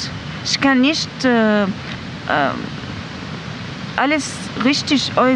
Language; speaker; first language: German; non-native, learner; Arabic